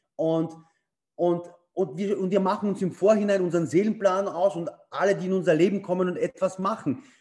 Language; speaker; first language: German; early bilingual, other home language; Bulgarian